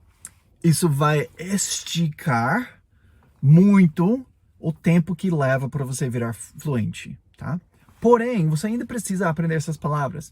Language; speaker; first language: Portuguese; non-native, fluent; English